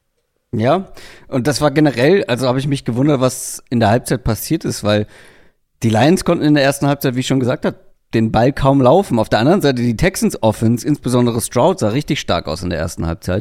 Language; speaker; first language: German; native; German